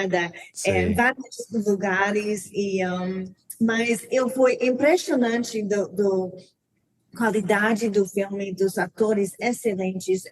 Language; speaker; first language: Portuguese; non-native, learner; English